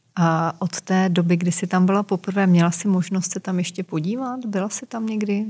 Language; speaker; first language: Czech; native; Czech